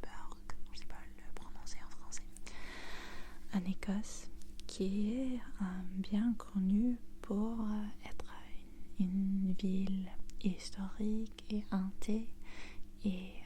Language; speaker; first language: French; non-native, fluent; English